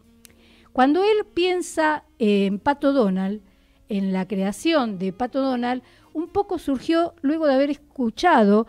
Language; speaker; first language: Spanish; native; Spanish